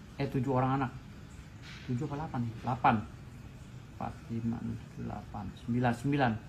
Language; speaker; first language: Indonesian; native; Indonesian